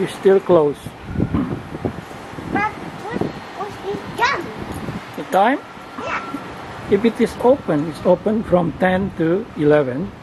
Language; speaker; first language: English; non-native, fluent; Indonesian